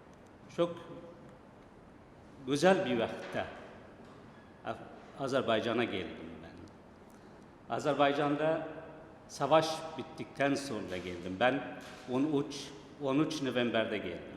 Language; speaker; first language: Turkish; non-native, learner; Persian